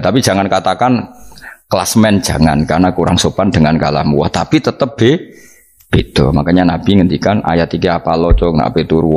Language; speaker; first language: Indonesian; non-native, local second language; Javanese